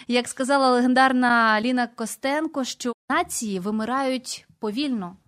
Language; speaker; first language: Ukrainian; native; Ukrainian